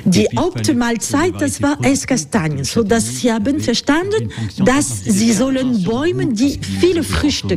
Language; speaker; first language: German; non-native, fluent; French